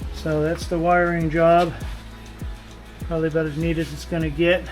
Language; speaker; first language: English; native; English